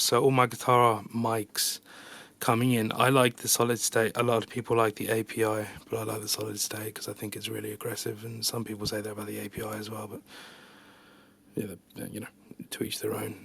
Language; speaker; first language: English; native; English